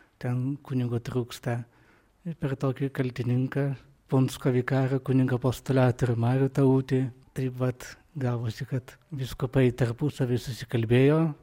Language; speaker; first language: Lithuanian; non-native, local second language; Polish